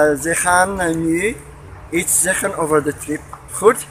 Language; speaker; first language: Dutch; non-native, learner; Arabic